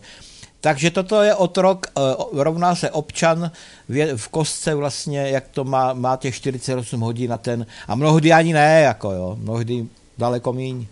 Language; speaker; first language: Czech; native; Czech